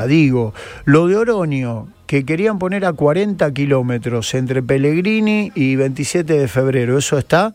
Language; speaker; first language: Spanish; native; Spanish